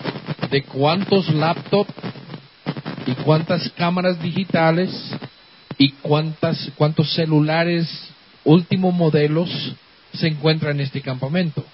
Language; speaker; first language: Spanish; native; Spanish